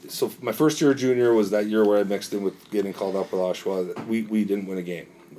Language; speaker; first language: English; native; English